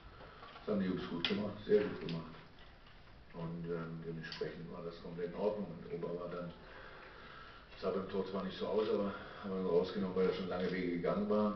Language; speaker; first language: German; native; German